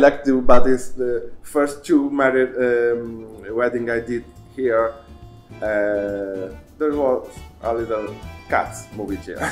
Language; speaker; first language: English; non-native, learner; Italian